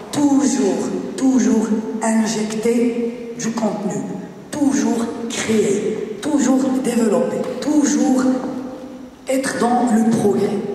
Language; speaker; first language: French; non-native, local second language; Arabic